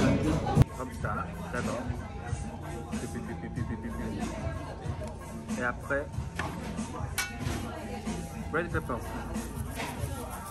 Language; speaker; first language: French; non-native, learner; Korean